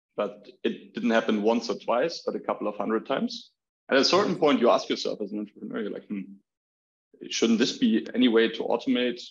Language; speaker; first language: English; non-native, fluent; German